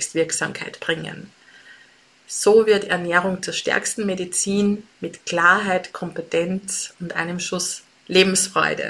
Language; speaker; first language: German; native; German